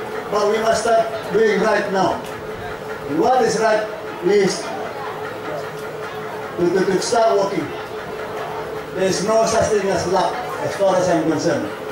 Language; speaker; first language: English; non-native, local second language; Central Dusun